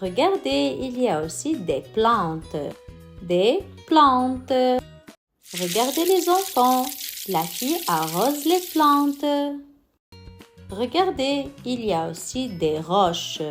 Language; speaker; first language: French; non-native, local second language; Arabic